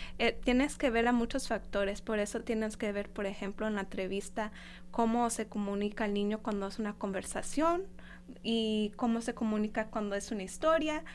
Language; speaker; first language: Spanish; non-native, fluent; English